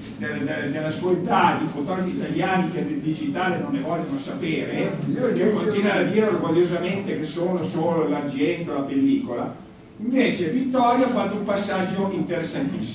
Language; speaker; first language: Italian; native; Italian